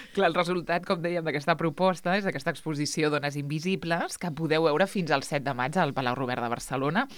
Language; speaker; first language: Catalan; native; Catalan